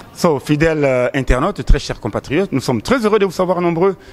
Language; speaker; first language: French; non-native, local second language; Swahili